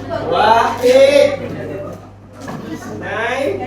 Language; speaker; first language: Arabic; non-native, learner; Malay